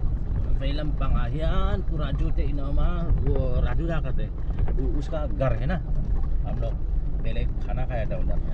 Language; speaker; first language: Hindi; non-native, local second language; Mizo